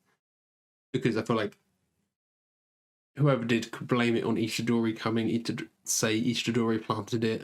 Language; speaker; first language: English; native; English